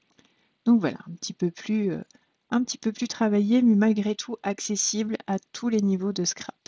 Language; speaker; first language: French; native; French